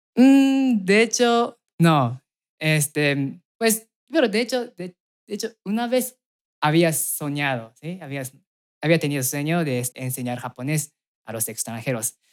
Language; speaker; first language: Spanish; non-native, fluent; Japanese